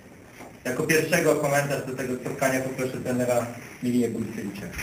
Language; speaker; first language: Polish; native; Polish